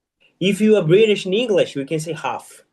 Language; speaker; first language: English; non-native, fluent; Portuguese